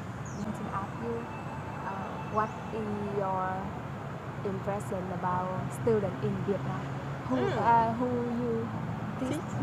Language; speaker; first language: English; non-native, learner; Vietnamese